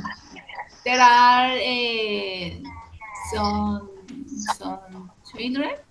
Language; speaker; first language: English; non-native, learner; Spanish